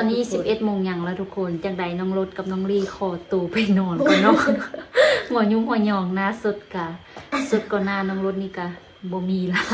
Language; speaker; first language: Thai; non-native, learner; Lao